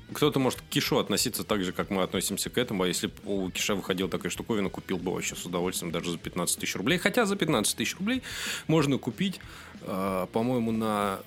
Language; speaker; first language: Russian; native; Russian